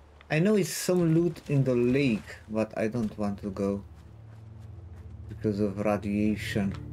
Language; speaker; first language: English; non-native, fluent; Romanian